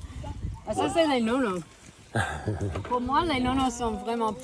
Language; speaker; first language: French; non-native, learner; English